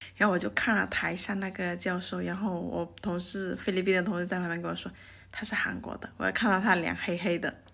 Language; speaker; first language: Chinese; native; Chinese